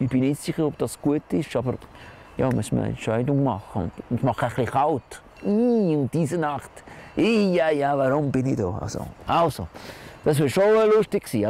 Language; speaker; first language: German; non-native, local second language; French